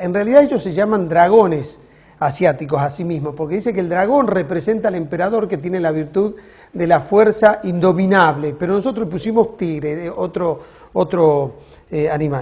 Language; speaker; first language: Spanish; native; Spanish